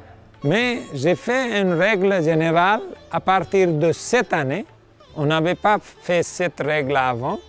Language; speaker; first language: French; non-native, fluent; Nepali